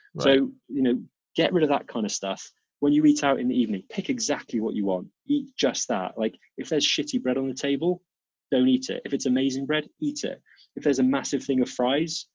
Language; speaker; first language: English; native; English